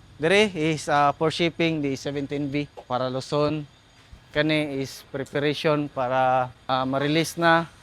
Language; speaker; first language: Cebuano; native; Cebuano